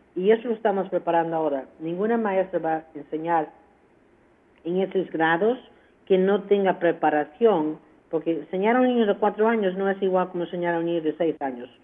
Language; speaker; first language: Spanish; early bilingual, heritage; Spanish